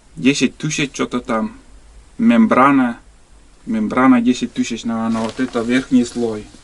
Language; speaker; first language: Russian; native; Russian